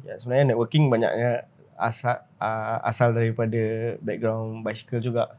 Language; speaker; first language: Malay; native; Malay